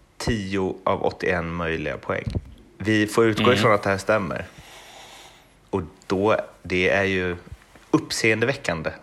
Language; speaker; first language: Swedish; native; Swedish